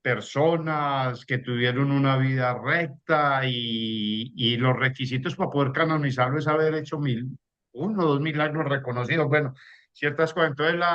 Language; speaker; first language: Spanish; native; Spanish